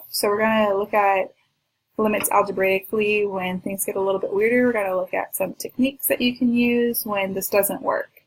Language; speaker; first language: English; native; English